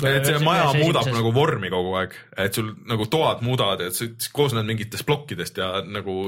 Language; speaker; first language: Estonian; native; Estonian